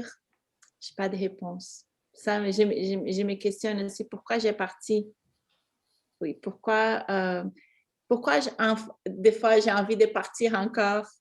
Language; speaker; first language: French; non-native, fluent; Portuguese